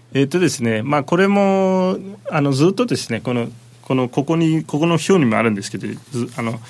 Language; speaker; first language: Japanese; non-native, fluent; Turkish